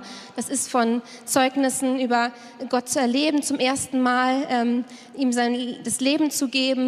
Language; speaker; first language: German; native; German